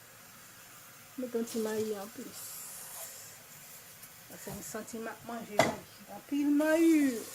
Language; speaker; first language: French; non-native, local second language; Haitian Creole